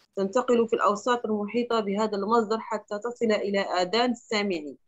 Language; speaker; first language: Arabic; non-native, fluent; Chinese